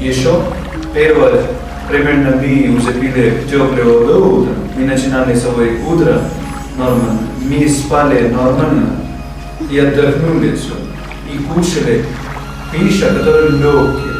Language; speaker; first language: Russian; non-native, learner; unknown